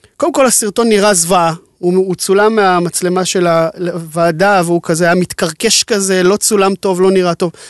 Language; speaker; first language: Hebrew; native; Hebrew